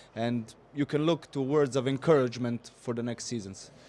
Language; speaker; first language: English; non-native, fluent; Slovenian